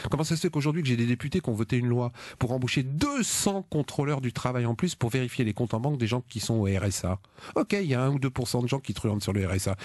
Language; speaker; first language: French; native; French